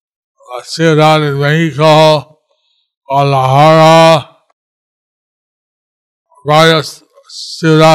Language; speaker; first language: Spanish; non-native, learner; English